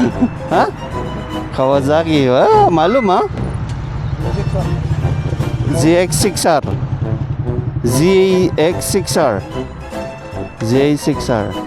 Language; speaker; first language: Arabic; non-native, learner; Filipino